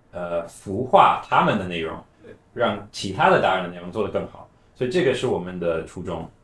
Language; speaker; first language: Chinese; non-native, fluent; English